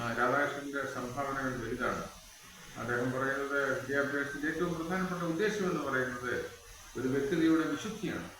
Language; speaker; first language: Malayalam; native; Malayalam